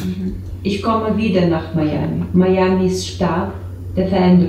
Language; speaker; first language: German; non-native, learner; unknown